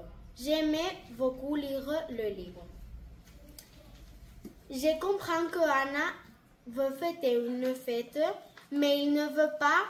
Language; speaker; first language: French; non-native, learner; Catalan